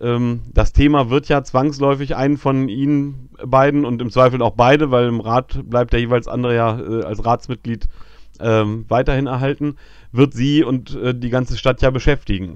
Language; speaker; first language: German; native; German